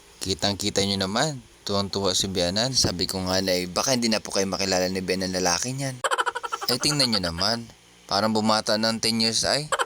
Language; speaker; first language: Filipino; native; Filipino